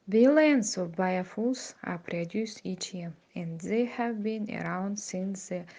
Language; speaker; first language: English; non-native, fluent; Kazakh